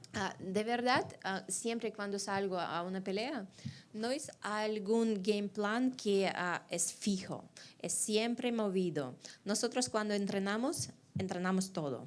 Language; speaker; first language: Spanish; non-native, fluent; Russian